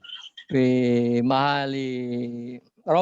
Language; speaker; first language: Arabic; non-native, learner; Indonesian